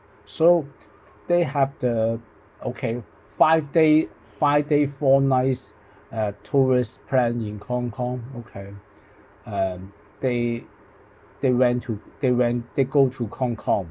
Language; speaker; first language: English; non-native, local second language; Cantonese